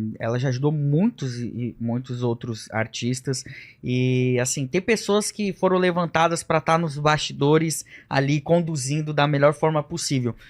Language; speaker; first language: Portuguese; early bilingual, other home language; Japanese